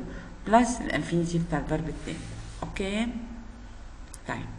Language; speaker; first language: French; non-native, fluent; Arabic